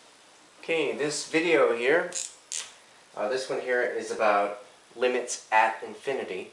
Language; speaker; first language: English; native; English